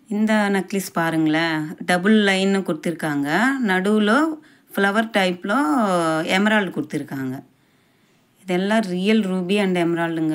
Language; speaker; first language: Tamil; non-native, local second language; Telugu